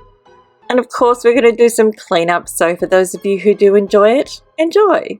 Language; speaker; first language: English; native; English